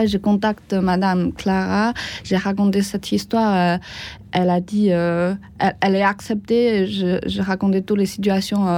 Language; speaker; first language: French; non-native, learner; Chinese